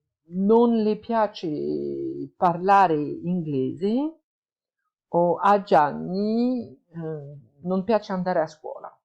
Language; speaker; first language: Italian; non-native, fluent; French